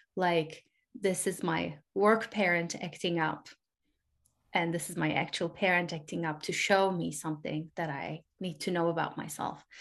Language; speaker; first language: English; non-native, fluent; Turkish